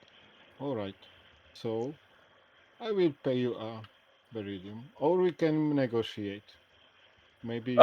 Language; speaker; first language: English; non-native, learner; Polish